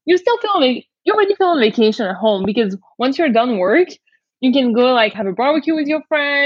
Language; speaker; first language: English; non-native, fluent; French